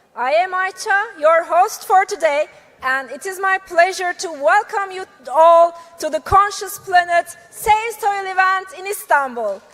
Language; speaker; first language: English; non-native, fluent; Turkish